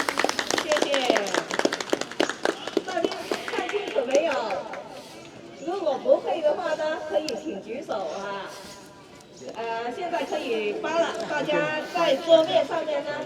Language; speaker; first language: Chinese; native; Chinese